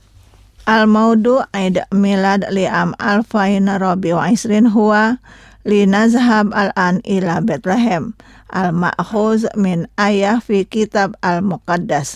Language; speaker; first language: Arabic; non-native, fluent; Indonesian